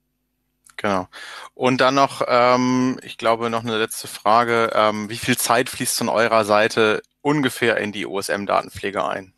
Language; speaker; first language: German; native; German